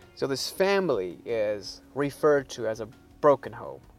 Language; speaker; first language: English; non-native, fluent; Persian